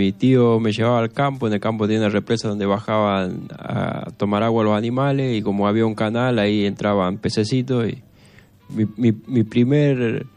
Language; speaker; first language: Spanish; native; Spanish